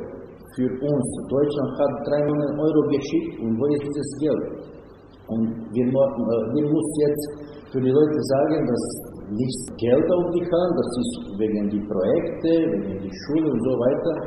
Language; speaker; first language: German; non-native, learner; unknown